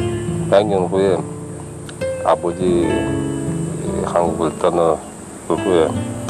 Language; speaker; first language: Korean; early bilingual, heritage; Korean